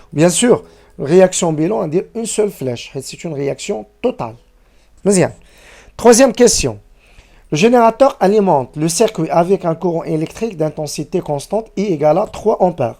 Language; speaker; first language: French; non-native, local second language; Arabic